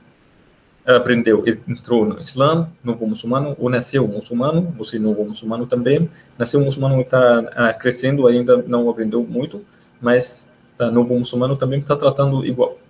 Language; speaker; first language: Portuguese; non-native, learner; Arabic